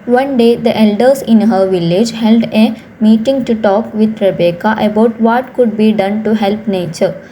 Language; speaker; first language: English; non-native, local second language; Malayalam